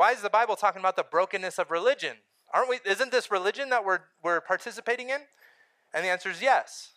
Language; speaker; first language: English; native; English